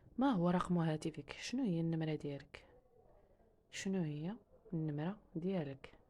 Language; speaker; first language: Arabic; native; Arabic